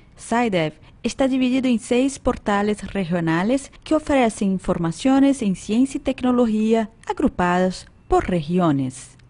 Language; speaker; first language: Spanish; non-native, fluent; Portuguese